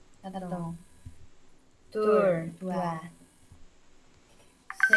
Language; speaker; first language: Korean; non-native, learner; Indonesian